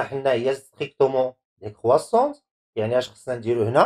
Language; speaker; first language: Arabic; native; Arabic